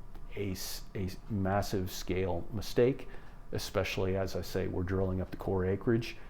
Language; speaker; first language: English; native; English